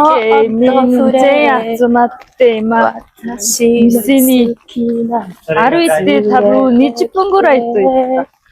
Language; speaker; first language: Japanese; non-native, fluent; Mongolian